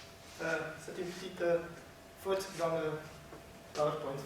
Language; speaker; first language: French; non-native, learner; Dutch